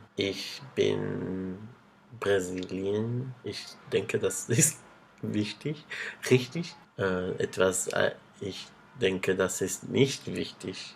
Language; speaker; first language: German; non-native, learner; Portuguese